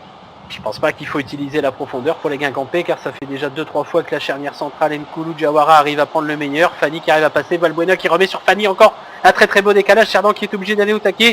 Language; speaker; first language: French; native; French